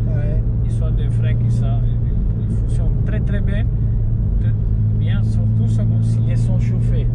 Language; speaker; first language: French; non-native, fluent; Italian